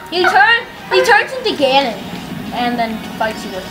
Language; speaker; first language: English; native; English